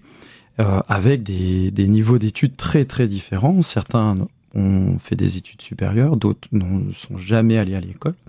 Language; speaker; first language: French; native; French